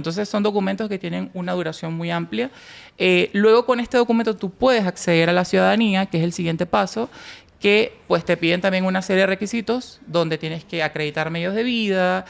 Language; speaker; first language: Spanish; native; Spanish